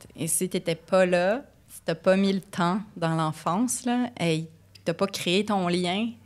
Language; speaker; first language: French; native; French